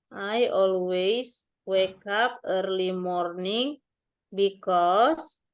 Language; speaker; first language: English; non-native, learner; Indonesian